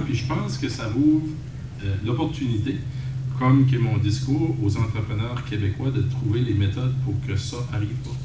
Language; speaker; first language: French; native; French